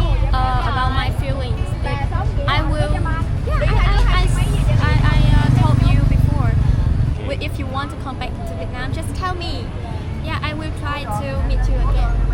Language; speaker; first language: English; non-native, learner; Vietnamese